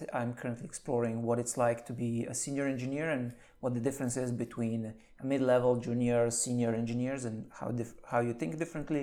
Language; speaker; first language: English; non-native, fluent; Slovenian